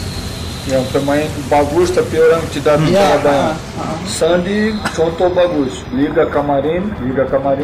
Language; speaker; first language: Indonesian; non-native, fluent; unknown